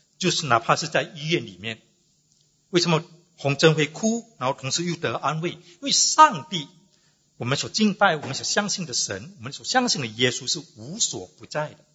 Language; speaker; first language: Chinese; native; Chinese